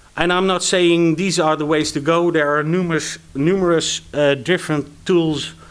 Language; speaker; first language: English; non-native, fluent; Dutch